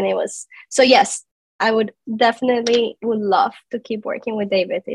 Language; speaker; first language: English; non-native, fluent; Spanish